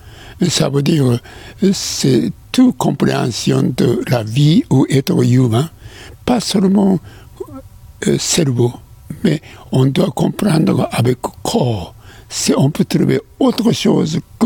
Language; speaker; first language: French; non-native, learner; Japanese